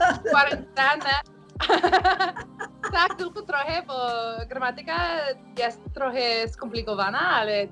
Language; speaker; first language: Polish; early bilingual, heritage; Polish